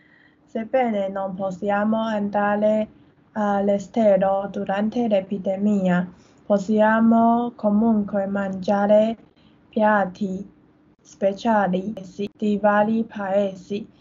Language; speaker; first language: Italian; non-native, learner; Chinese